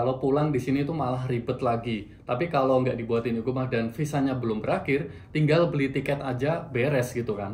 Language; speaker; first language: Indonesian; native; Indonesian